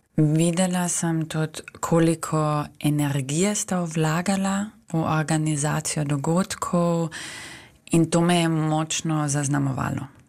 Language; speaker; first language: Slovenian; native; Slovenian